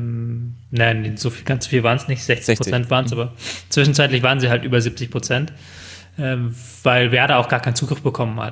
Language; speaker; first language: German; native; German